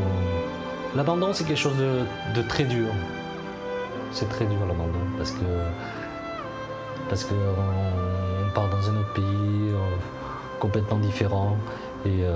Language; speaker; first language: French; early bilingual, other home language; Korean